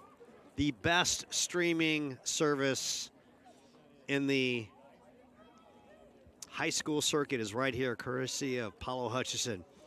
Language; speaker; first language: English; native; English